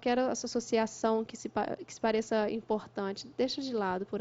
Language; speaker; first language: Portuguese; native; Portuguese